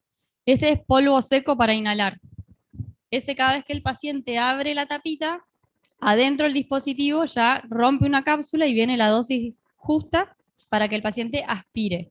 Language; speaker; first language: Spanish; native; Spanish